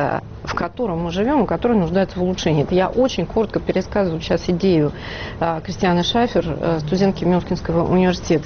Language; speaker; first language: Russian; native; Russian